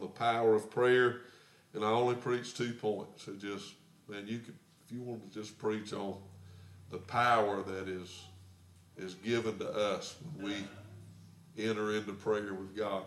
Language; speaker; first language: English; native; English